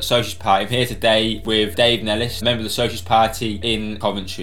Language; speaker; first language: English; native; English